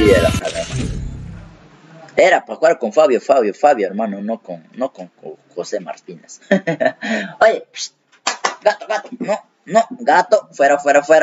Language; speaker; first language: Spanish; native; Spanish